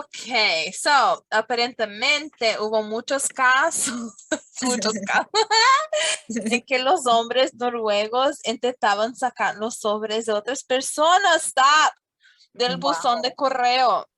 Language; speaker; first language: Spanish; non-native, fluent; English